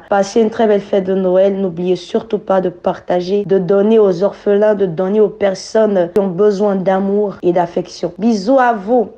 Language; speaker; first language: French; native; French